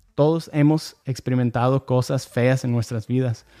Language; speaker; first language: Spanish; non-native, fluent; English